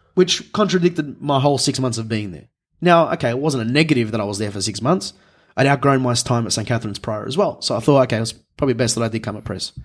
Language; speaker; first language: English; native; English